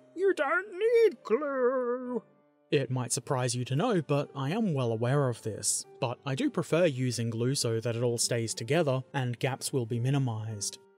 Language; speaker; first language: English; native; English